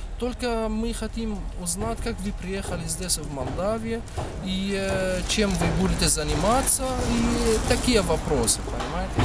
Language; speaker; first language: Russian; non-native, fluent; Arabic